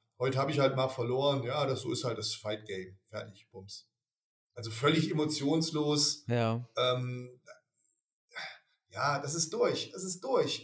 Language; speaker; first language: German; native; German